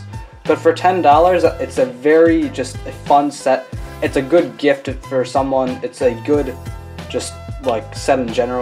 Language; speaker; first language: English; native; English